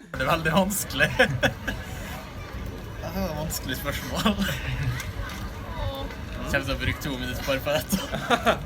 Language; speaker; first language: Norwegian; early bilingual, other home language; Arabic